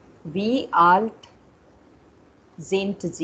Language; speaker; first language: German; non-native, fluent; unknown